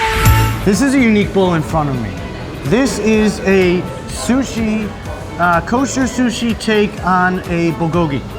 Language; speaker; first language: English; native; English